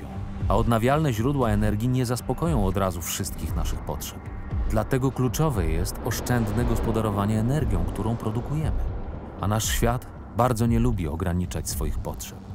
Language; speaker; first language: Polish; native; Polish